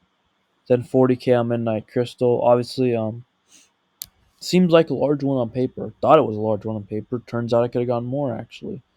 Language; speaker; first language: English; native; English